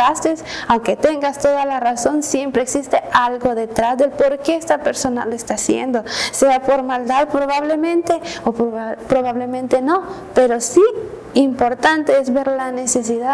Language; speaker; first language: Spanish; native; Spanish